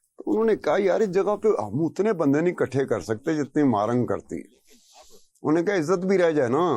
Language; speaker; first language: Urdu; non-native, local second language; Brahui